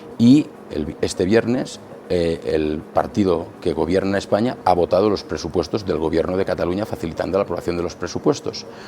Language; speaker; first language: Spanish; non-native, local second language; Catalan